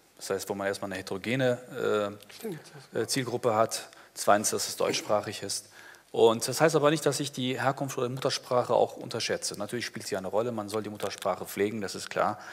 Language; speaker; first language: German; early bilingual, other home language; Turkish